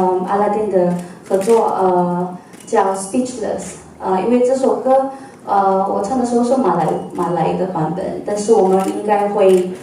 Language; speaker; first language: Chinese; non-native, local second language; Malay